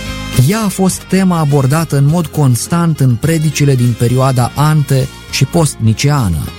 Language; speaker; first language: Romanian; native; Romanian